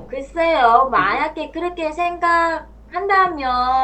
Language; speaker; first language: Korean; non-native, fluent; Vietnamese